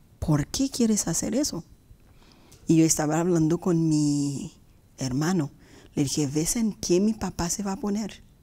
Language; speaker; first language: Spanish; non-native, fluent; Haitian Creole